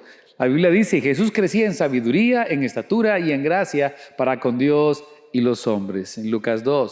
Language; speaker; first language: Spanish; native; Spanish